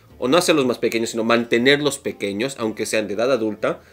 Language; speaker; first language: Spanish; native; Spanish